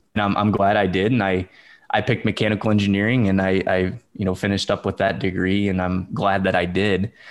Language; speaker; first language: English; native; English